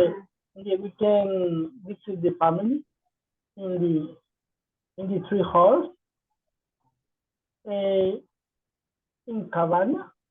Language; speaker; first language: English; non-native, learner; Spanish